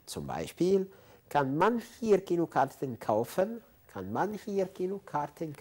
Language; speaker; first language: German; non-native, fluent; Arabic